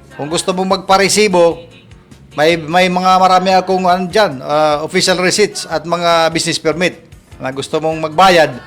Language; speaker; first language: Filipino; non-native, local second language; Waray